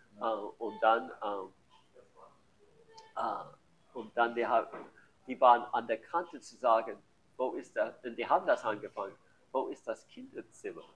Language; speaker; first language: German; non-native, learner; English